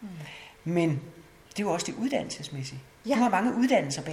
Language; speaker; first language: Danish; native; Danish